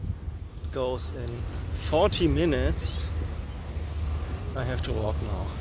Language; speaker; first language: English; non-native, fluent; German